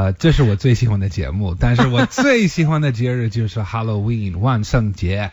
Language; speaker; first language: Chinese; early bilingual, heritage; Chinese